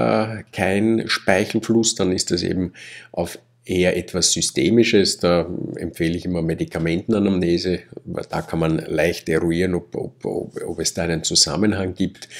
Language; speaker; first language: German; native; German